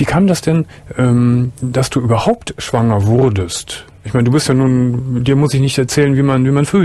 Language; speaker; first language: German; native; German